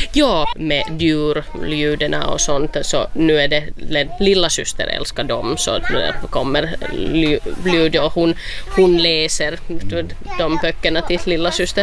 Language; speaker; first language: Swedish; non-native, local second language; Finnish